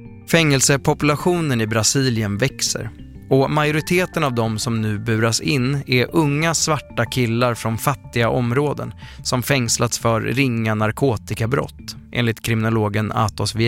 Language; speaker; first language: Swedish; native; Swedish